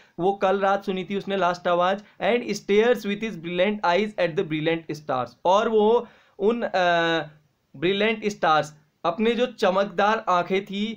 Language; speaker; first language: Hindi; native; Hindi